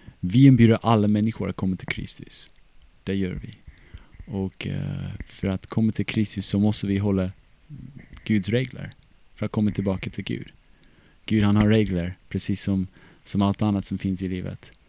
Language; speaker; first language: Swedish; non-native, fluent; English